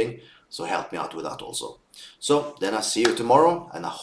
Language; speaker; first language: English; non-native, fluent; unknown